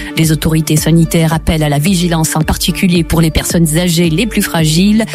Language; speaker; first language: French; native; French